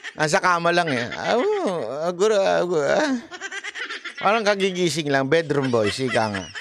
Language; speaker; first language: Filipino; native; Filipino